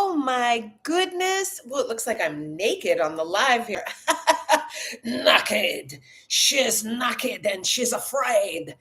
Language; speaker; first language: English; native; English